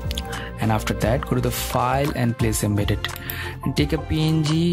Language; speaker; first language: English; non-native, fluent; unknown